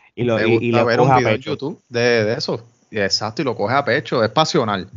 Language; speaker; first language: Spanish; native; Spanish